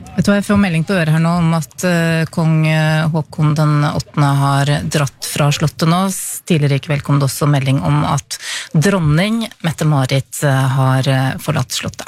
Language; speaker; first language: Norwegian; native; Norwegian